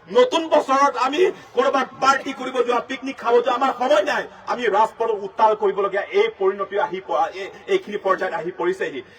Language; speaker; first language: Assamese; non-native, local second language; Karbi